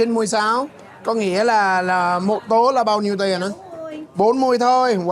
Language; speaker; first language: Vietnamese; non-native, fluent; English